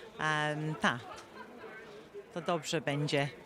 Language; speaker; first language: Polish; early bilingual, heritage; Polish